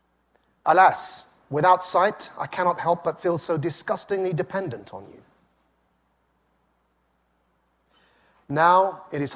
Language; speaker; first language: English; native; English